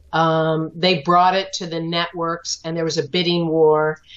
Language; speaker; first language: English; native; English